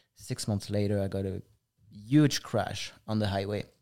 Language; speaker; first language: English; non-native, fluent; French